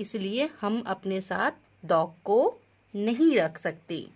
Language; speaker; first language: Hindi; native; Hindi